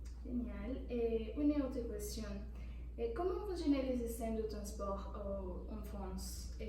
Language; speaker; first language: French; non-native, learner; Spanish